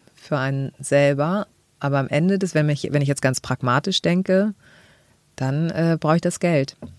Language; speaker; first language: German; early bilingual, other home language; Greek